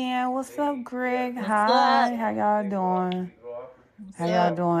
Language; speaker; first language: English; native; English